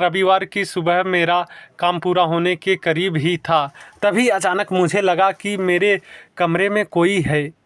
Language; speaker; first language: Hindi; native; Hindi